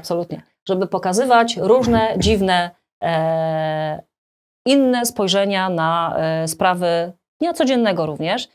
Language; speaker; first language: Polish; native; Polish